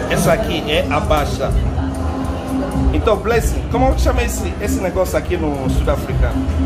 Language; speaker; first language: Portuguese; non-native, learner; Igbo